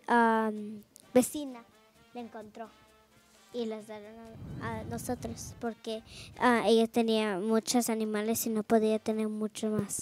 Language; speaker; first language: Spanish; early bilingual, heritage; Spanish